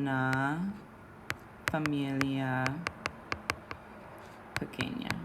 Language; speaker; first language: Spanish; non-native, fluent; English